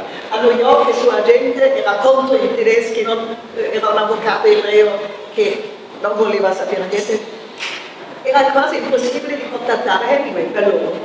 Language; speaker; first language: Italian; non-native, fluent; German